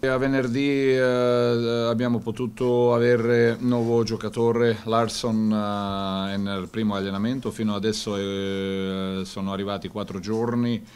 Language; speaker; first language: Italian; non-native, fluent; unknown